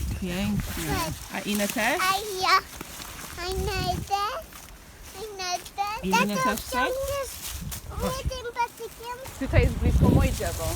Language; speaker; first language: Polish; non-native, learner; English